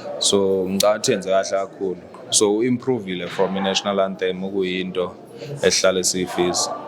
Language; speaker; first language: Zulu; native; Zulu